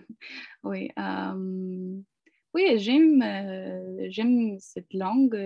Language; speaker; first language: French; non-native, learner; Ukrainian